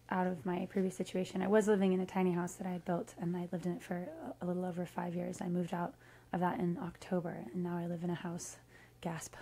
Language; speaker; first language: English; native; English